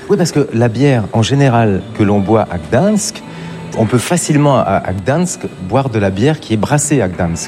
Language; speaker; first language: French; native; French